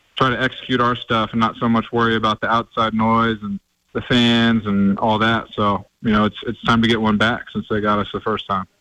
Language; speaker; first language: English; native; English